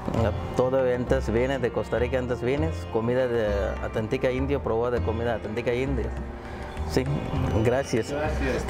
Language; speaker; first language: Spanish; non-native, learner; Hindi